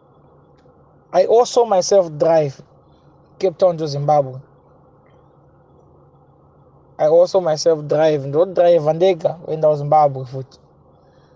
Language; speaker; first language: English; non-native, local second language; Shona